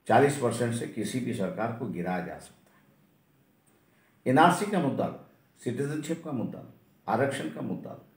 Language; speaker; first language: Hindi; non-native, local second language; Marathi